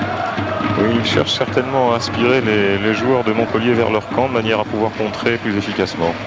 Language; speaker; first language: French; native; French